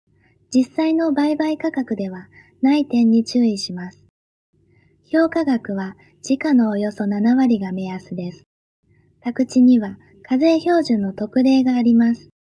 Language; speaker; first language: Japanese; native; Japanese